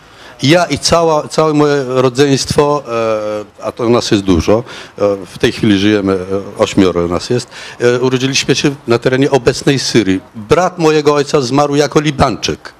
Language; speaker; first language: Polish; non-native, fluent; Arabic